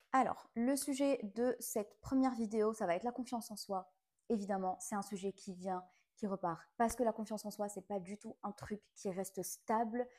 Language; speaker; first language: French; non-native, local second language; Arabic